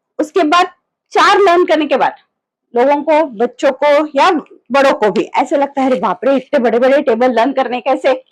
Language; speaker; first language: Hindi; non-native, local second language; Marathi